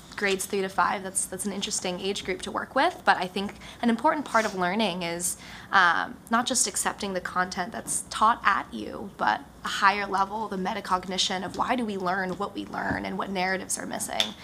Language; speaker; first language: English; early bilingual, other home language; Japanese